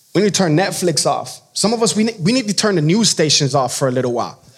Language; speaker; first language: English; native; English